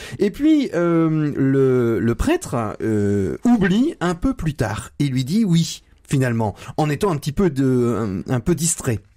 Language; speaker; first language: French; native; French